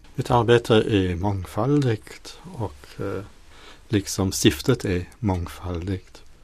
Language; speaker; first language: Swedish; non-native, fluent; French